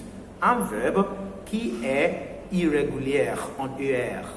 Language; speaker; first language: French; non-native, fluent; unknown